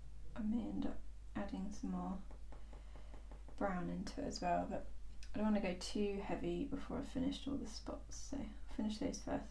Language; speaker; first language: English; native; English